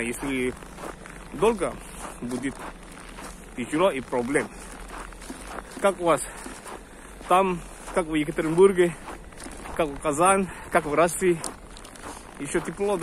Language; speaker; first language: Russian; non-native, learner; Indonesian